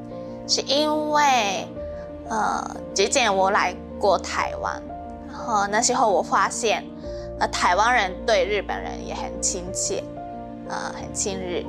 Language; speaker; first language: Chinese; non-native, learner; Japanese